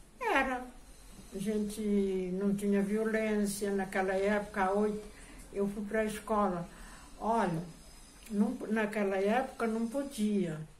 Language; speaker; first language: Portuguese; native; Portuguese